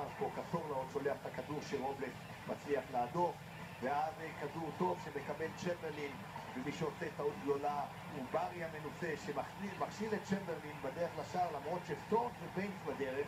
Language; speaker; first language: Hebrew; native; Hebrew